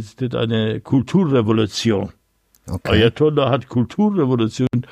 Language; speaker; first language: German; non-native, learner; Persian